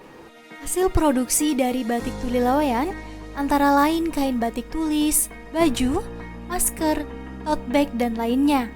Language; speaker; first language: Indonesian; native; Indonesian